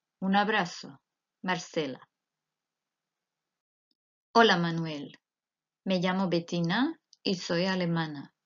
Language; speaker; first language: Spanish; non-native, fluent; Croatian